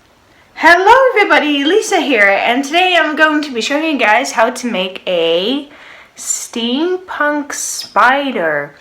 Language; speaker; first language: English; non-native, fluent; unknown